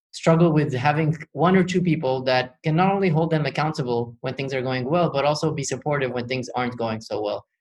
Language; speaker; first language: English; early bilingual, other home language; Arabic